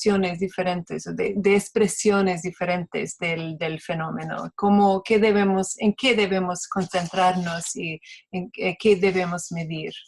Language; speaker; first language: Spanish; non-native, fluent; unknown